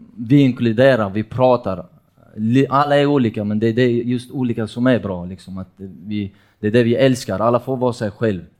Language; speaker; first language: Swedish; non-native, fluent; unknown